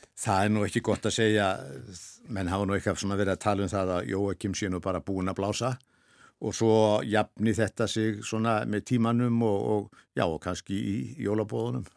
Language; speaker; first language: Icelandic; native; Icelandic